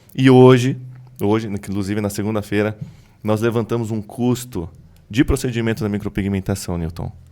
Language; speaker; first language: Portuguese; native; Portuguese